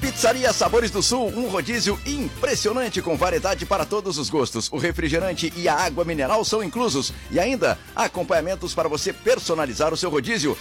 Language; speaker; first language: Portuguese; native; Portuguese